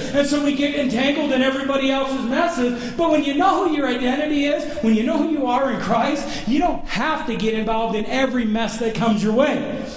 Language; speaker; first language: English; native; English